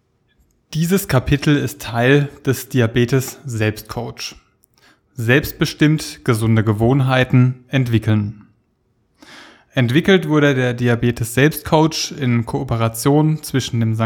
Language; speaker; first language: German; native; German